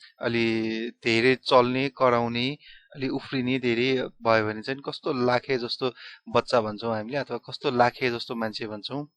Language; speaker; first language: Nepali; non-native, local second language; Newari